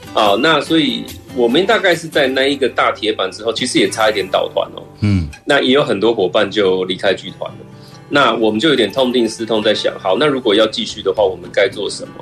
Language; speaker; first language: Chinese; native; Chinese